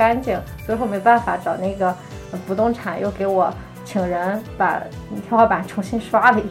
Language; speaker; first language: Chinese; native; Chinese